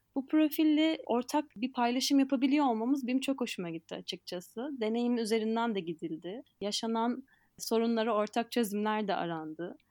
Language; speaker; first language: Turkish; native; Turkish